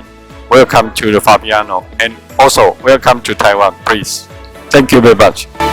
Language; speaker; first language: English; non-native, learner; Chinese